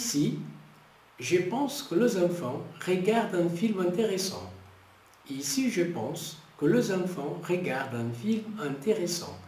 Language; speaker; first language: French; non-native, fluent; Portuguese